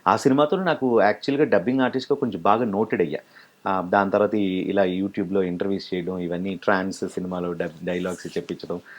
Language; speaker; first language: Telugu; native; Telugu